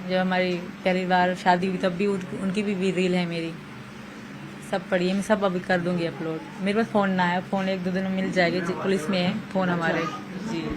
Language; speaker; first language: Urdu; non-native, local second language; Sindhi